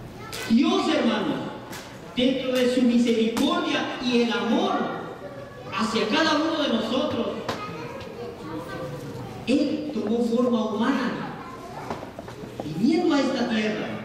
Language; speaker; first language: Spanish; native; Spanish